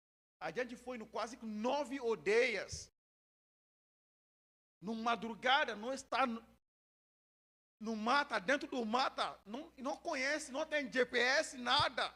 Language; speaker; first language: Portuguese; non-native, learner; Yoruba